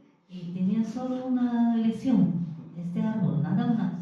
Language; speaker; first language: Spanish; non-native, fluent; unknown